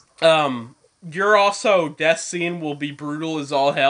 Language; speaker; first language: English; native; English